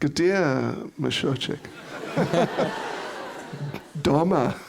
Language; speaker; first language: Russian; non-native, learner; English